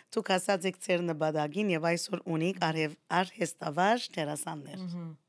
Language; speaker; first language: Armenian; early bilingual, heritage; Armenian